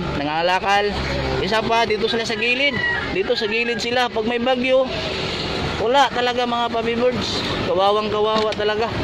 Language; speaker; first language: Filipino; non-native, local second language; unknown